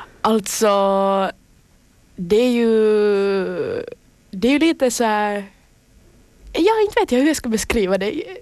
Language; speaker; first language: Swedish; native; Swedish